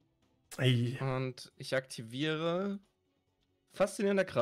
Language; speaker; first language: German; native; German